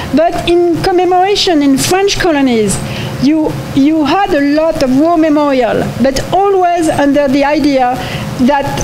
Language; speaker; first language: English; non-native, fluent; French